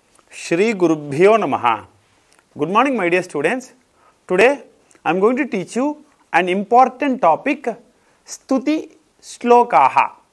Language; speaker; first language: English; non-native, local second language; Tamil